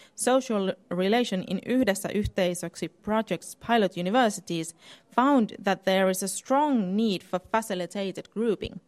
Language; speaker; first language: Finnish; native; Finnish